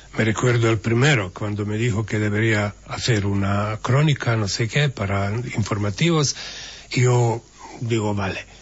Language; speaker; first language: Spanish; non-native, fluent; Bosnian